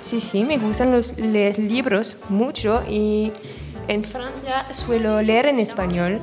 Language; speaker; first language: Spanish; non-native, fluent; French